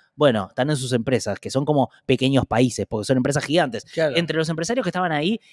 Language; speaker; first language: Spanish; native; Spanish